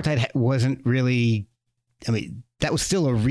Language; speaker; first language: English; native; English